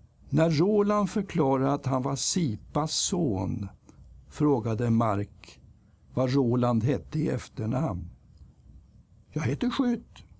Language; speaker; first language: Swedish; native; Swedish